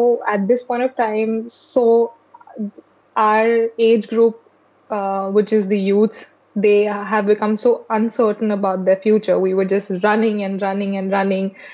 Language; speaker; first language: English; non-native, local second language; Hindi